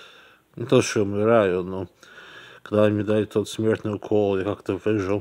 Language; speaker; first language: Russian; early bilingual, heritage; Russian